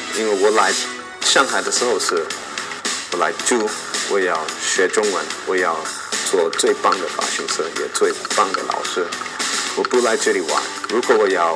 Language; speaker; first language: Chinese; non-native, learner; English